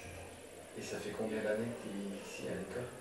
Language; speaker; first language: French; native; French